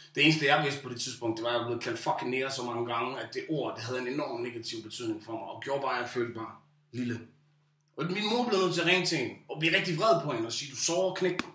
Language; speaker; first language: Danish; early bilingual, other home language; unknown